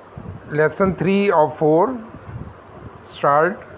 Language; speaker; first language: English; non-native, local second language; Hindi